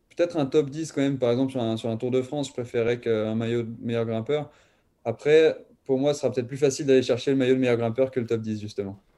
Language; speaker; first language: French; native; French